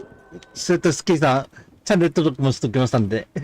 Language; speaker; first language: Japanese; native; Japanese